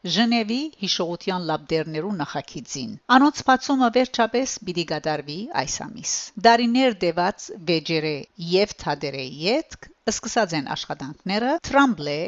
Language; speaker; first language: Armenian; early bilingual, heritage; Armenian